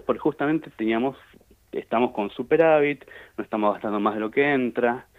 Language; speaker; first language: Spanish; native; Spanish